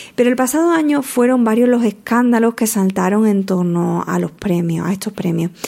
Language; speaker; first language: Spanish; native; Spanish